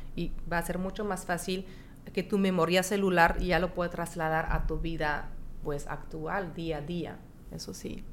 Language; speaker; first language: Spanish; non-native, fluent; French